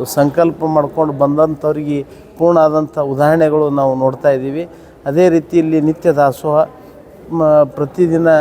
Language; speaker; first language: Kannada; native; Kannada